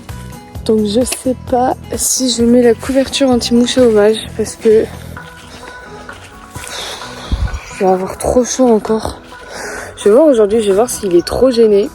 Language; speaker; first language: French; native; French